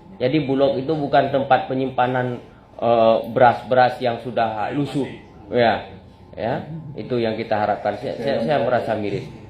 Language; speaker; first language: Indonesian; non-native, local second language; Achinese